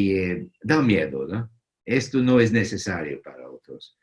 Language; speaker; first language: Spanish; non-native, fluent; English